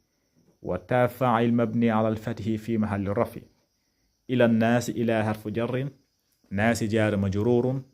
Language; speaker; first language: Arabic; non-native, fluent; Wolof